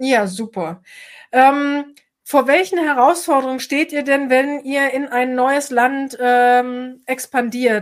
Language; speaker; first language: German; native; German